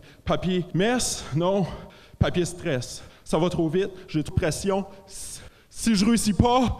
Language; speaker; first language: French; native; French